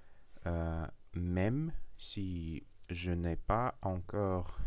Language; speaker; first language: French; non-native, learner; Russian